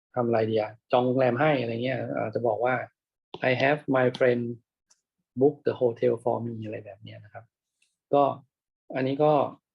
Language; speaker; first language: Thai; native; Thai